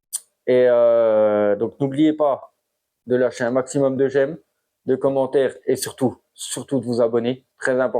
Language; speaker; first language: French; native; French